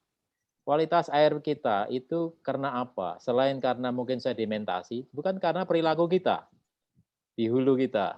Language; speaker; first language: Indonesian; native; Indonesian